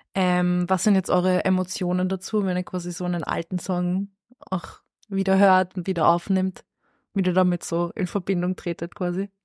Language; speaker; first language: German; native; German